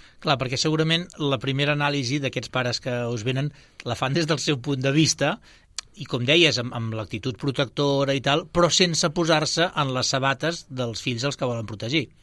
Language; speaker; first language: Catalan; native; Catalan